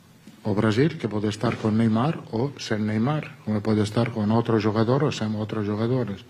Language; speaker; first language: Portuguese; non-native, learner; Italian